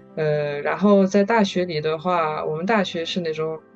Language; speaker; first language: Chinese; non-native, fluent; French